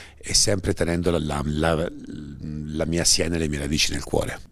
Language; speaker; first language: Italian; native; Italian